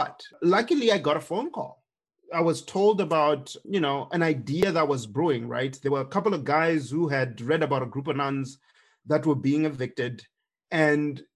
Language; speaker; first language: English; non-native, local second language; Shona